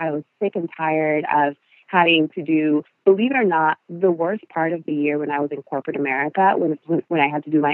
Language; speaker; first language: English; non-native, fluent; Spanish